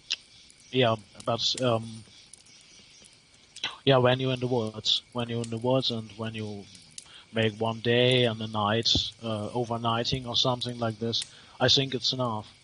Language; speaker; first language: English; non-native, learner; German